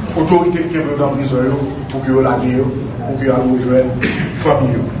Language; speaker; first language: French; non-native, local second language; Haitian Creole